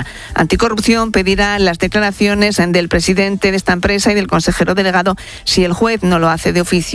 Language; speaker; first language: Spanish; native; Spanish